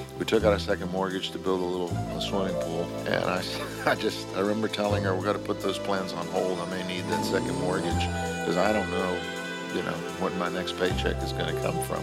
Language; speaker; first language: English; early bilingual, other home language; Spanish